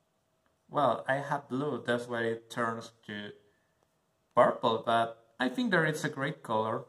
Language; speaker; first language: English; non-native, learner; Spanish